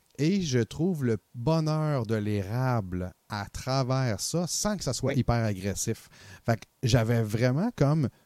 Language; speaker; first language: French; native; French